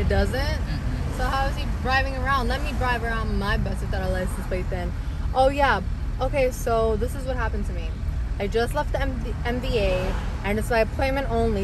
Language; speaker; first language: English; early bilingual, other home language; Spanish